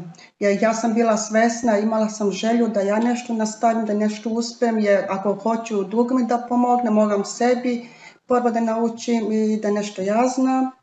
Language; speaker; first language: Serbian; non-native, local second language; Romany